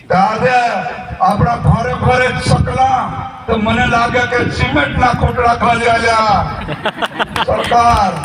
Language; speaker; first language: Gujarati; non-native, local second language; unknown